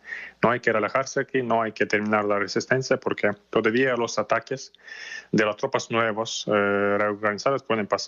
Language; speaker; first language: Spanish; non-native, fluent; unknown